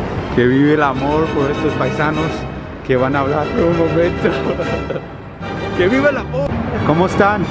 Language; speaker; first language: Spanish; non-native, local second language; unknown